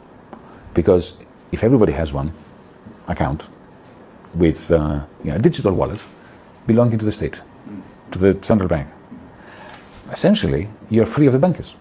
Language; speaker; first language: English; non-native, fluent; Greek